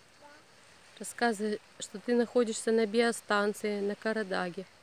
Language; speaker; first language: Russian; native; Russian